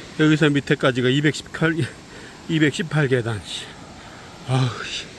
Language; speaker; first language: Korean; native; Korean